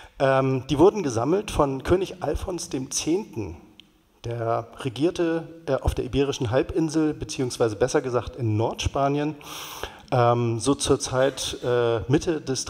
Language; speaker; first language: German; native; German